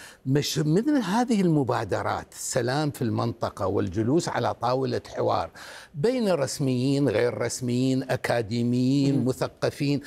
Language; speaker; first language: Arabic; non-native, fluent; Persian